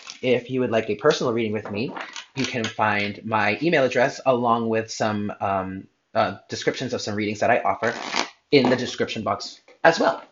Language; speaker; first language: English; native; English